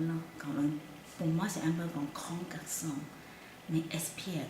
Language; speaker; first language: French; non-native, fluent; Chinese